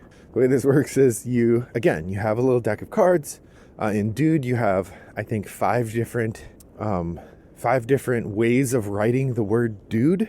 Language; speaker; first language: English; native; English